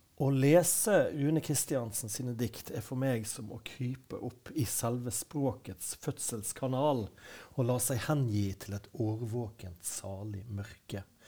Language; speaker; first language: Norwegian; native; Norwegian